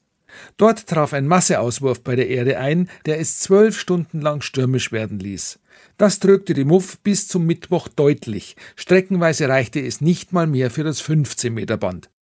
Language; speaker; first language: German; native; German